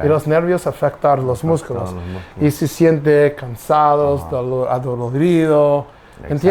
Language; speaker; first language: Spanish; non-native, learner; English